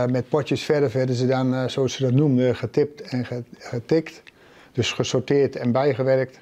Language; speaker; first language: Dutch; native; Dutch